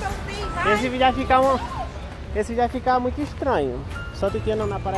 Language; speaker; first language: Portuguese; native; Portuguese